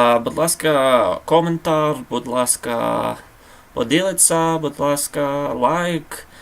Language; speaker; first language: Ukrainian; non-native, learner; English